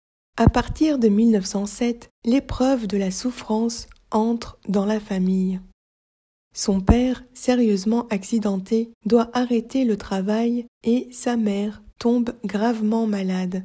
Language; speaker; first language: French; native; French